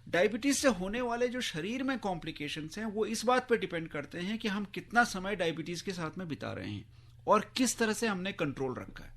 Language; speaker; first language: Hindi; native; Hindi